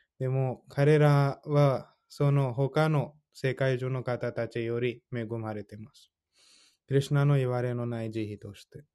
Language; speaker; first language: Japanese; non-native, fluent; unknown